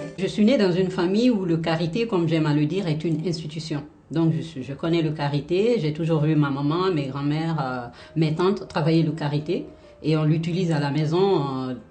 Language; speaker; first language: French; non-native, local second language; Fula